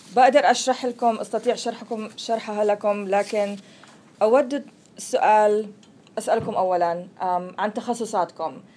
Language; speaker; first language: Arabic; native; Arabic